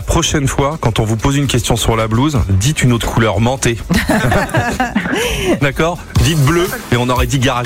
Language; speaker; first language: French; native; French